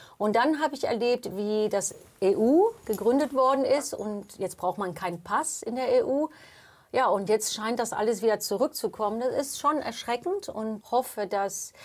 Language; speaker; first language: German; non-native, fluent; English